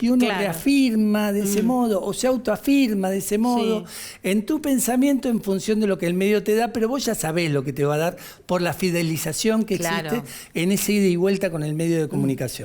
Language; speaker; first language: Spanish; native; Spanish